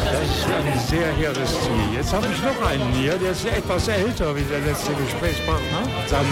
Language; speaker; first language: German; native; German